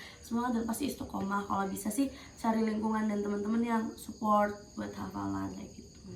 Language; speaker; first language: Indonesian; native; Indonesian